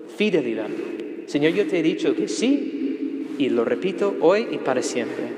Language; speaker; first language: Spanish; non-native, fluent; English